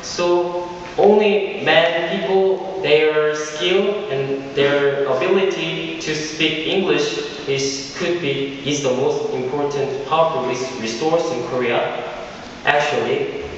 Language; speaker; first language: English; non-native, fluent; Korean